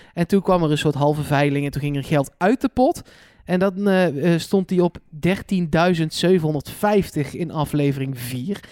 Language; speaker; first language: Dutch; native; Dutch